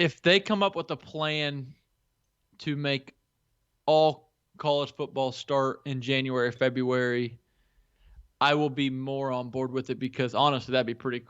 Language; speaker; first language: English; native; English